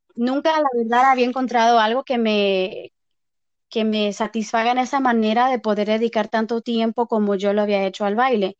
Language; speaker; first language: Spanish; early bilingual, heritage; Spanish